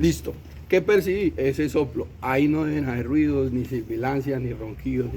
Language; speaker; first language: Spanish; native; Spanish